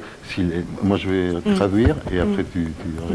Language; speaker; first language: French; non-native, fluent; Spanish